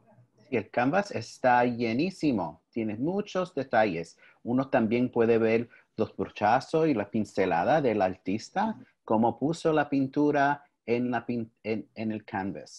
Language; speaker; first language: Spanish; early bilingual, heritage; English